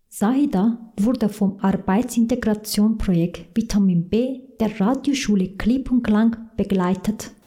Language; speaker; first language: German; non-native, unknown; Turkish